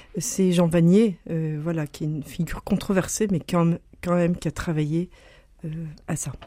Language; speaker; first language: French; native; French